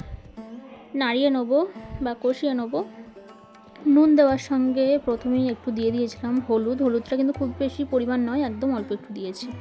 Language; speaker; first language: Bangla; native; Bangla